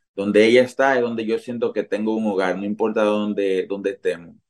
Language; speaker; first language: Spanish; native; Spanish